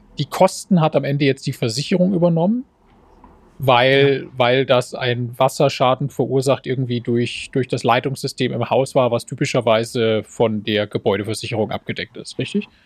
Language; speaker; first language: German; native; German